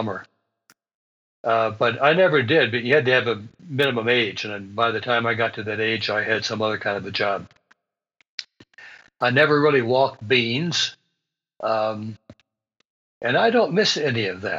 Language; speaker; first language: English; native; English